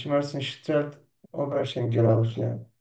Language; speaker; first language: German; non-native, learner; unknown